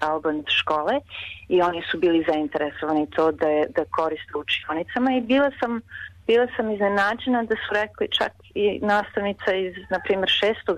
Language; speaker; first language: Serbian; early bilingual, heritage; Serbian